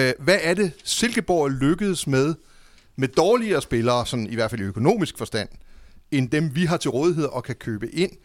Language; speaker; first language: Danish; native; Danish